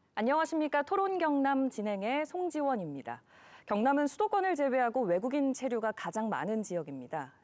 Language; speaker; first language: Korean; native; Korean